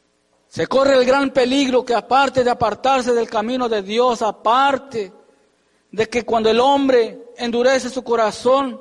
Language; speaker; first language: Spanish; native; Spanish